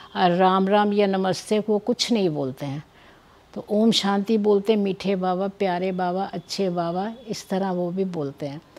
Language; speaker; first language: Hindi; native; Hindi